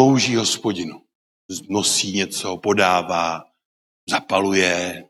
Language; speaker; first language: Czech; non-native, local second language; Polish